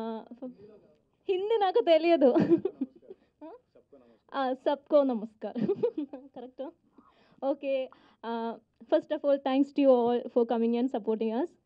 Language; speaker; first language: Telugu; non-native, learner; Malayalam